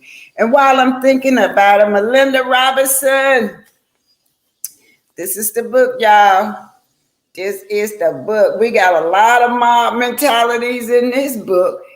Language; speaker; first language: English; native; English